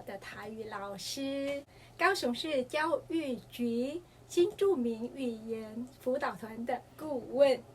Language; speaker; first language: Chinese; non-native, fluent; Vietnamese